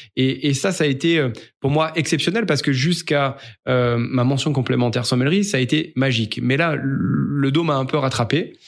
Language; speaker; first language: French; native; French